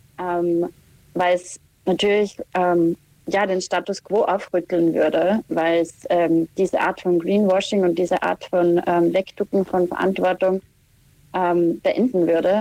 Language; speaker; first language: German; native; German